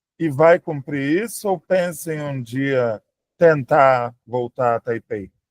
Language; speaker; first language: Portuguese; native; Portuguese